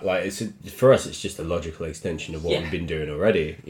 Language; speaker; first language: English; native; English